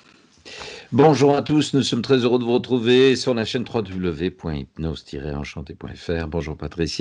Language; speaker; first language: French; native; French